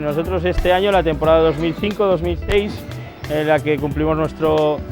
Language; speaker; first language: Spanish; native; Spanish